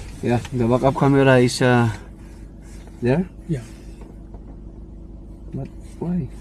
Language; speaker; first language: English; non-native, learner; Filipino